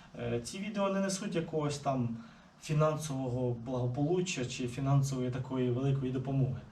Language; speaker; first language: Ukrainian; non-native, local second language; Russian